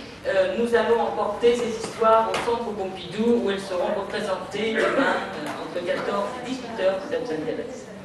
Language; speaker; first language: French; native; French